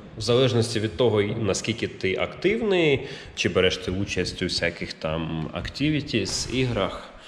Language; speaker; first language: Ukrainian; native; Ukrainian